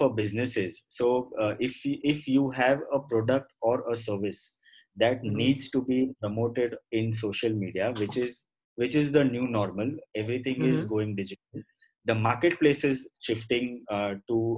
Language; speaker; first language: English; non-native, local second language; Gujarati